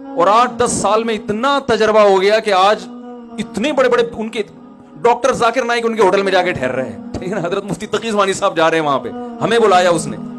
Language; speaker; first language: Urdu; native; Urdu